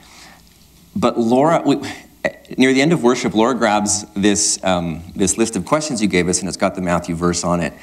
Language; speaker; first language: English; native; English